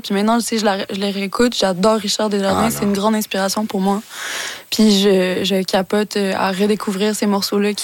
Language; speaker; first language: French; native; French